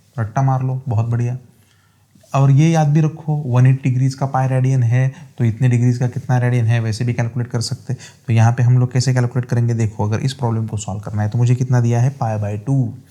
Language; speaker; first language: Hindi; non-native, local second language; Marathi